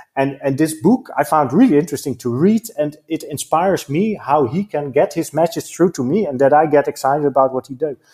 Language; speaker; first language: English; non-native, fluent; Dutch